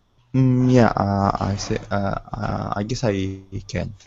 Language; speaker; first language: English; non-native, learner; Arabic